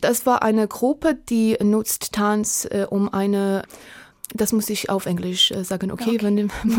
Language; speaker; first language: German; non-native, learner; Polish